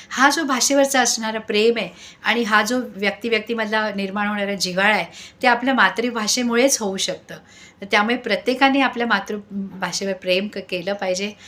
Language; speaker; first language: Marathi; non-native, local second language; Sindhi